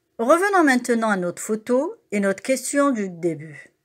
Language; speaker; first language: French; native; French